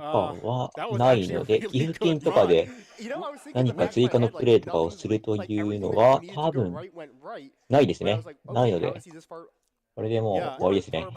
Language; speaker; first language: Japanese; native; Japanese